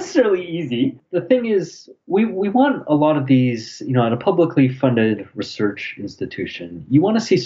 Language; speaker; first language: English; native; English